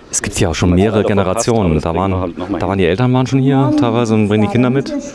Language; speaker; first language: German; native; German